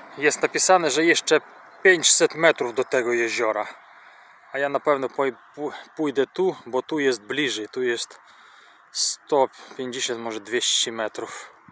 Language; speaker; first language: Polish; non-native, fluent; Russian